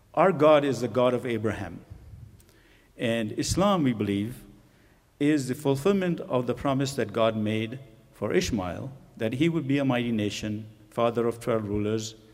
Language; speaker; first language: English; non-native, local second language; Urdu